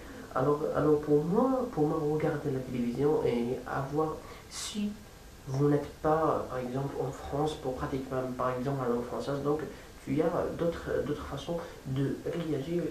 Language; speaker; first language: French; non-native, fluent; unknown